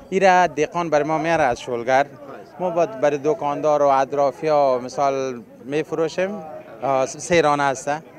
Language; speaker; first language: Persian; native; Persian